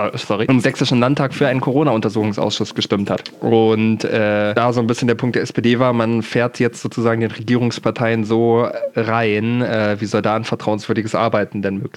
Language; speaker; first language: German; native; German